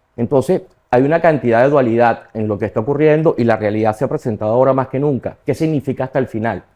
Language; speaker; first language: Spanish; native; Spanish